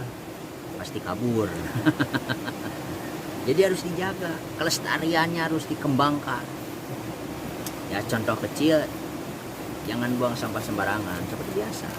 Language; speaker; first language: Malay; non-native, local second language; Sundanese